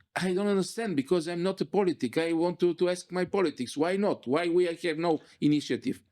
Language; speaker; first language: English; non-native, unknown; Bulgarian